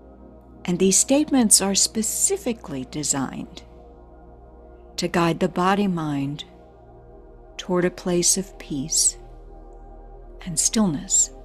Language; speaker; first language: English; native; English